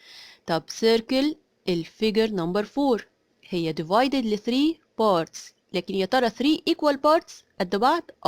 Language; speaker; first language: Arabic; native; Arabic